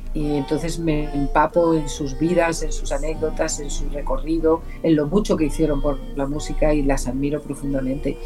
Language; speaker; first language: Spanish; native; Spanish